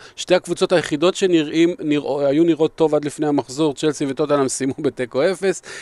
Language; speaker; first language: Hebrew; native; Hebrew